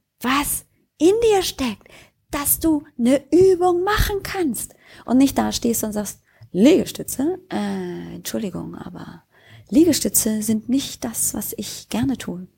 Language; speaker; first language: German; native; German